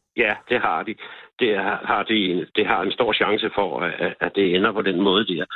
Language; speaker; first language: Danish; native; Danish